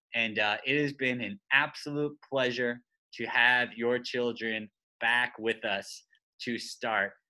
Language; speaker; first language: English; native; English